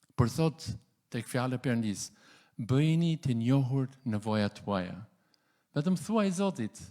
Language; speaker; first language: Albanian; non-native, fluent; English